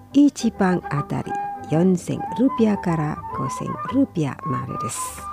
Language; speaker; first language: Japanese; non-native, fluent; Indonesian